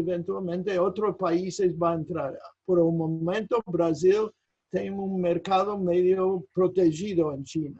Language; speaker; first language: Spanish; non-native, fluent; English